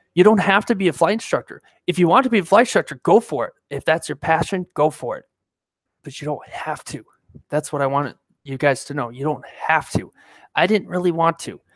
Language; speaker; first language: English; native; English